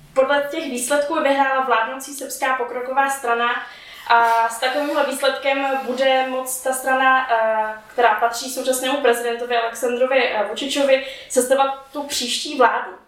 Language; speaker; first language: Czech; native; Czech